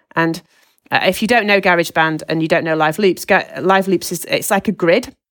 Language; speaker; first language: English; native; English